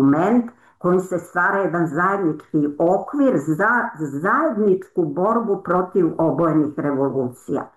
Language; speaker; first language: Serbian; native; Serbian